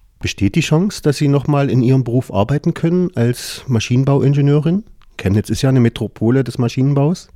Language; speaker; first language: German; native; German